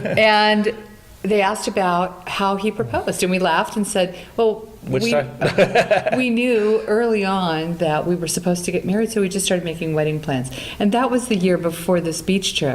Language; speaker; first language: English; native; English